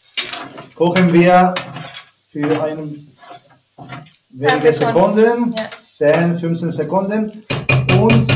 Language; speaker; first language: German; non-native, learner; Spanish